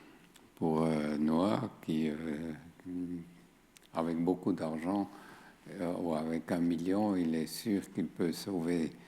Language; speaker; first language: French; non-native, fluent; German